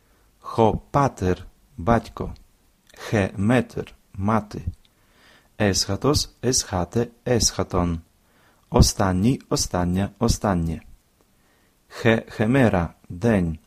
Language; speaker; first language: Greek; non-native, fluent; Ukrainian